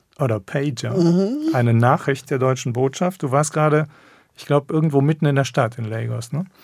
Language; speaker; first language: German; native; German